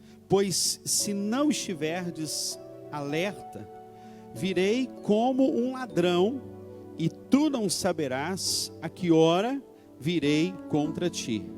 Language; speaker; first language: Portuguese; native; Portuguese